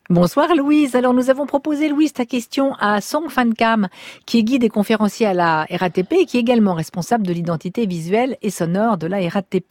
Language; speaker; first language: French; native; French